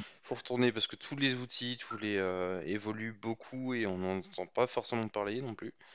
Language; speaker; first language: French; native; French